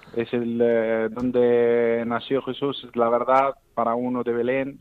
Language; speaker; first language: Spanish; non-native, learner; Arabic